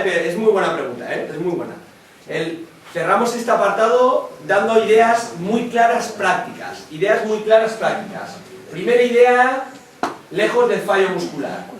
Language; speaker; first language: Spanish; native; Spanish